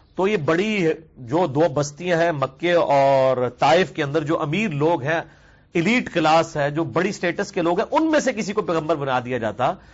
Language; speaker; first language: Urdu; non-native, local second language; Punjabi